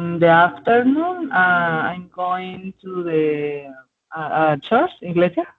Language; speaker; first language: English; non-native, learner; Spanish